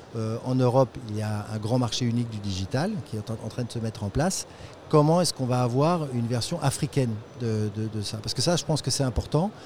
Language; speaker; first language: French; native; French